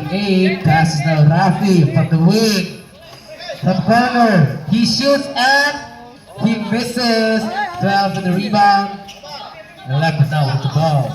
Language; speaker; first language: English; non-native, local second language; Indonesian